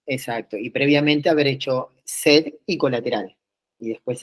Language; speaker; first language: Spanish; native; Spanish